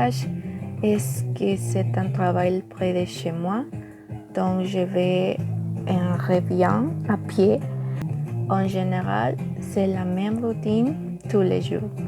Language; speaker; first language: French; non-native, learner; Spanish